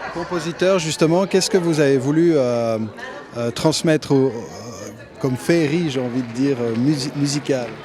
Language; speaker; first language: French; native; French